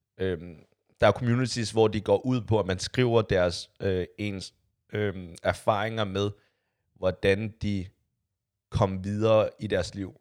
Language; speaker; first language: Danish; early bilingual, other home language; Chinese